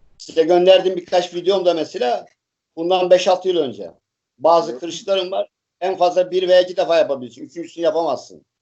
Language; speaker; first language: Turkish; native; Turkish